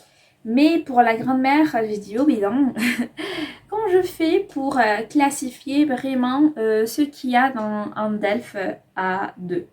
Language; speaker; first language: French; non-native, fluent; Spanish